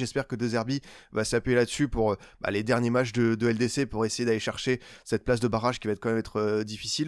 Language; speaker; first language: French; native; French